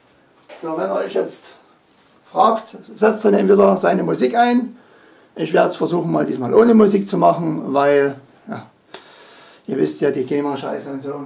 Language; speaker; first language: German; native; German